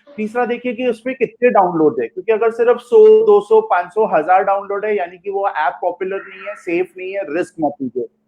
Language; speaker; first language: Hindi; non-native, local second language; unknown